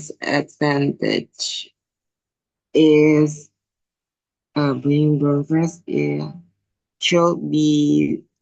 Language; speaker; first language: English; non-native, learner; Indonesian